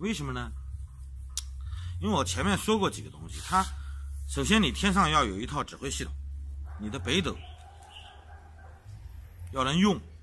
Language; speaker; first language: Chinese; native; Chinese